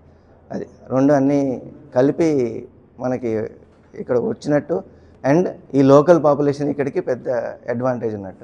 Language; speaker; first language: Telugu; native; Telugu